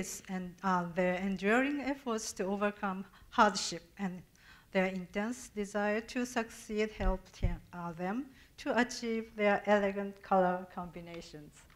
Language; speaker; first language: English; non-native, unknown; Japanese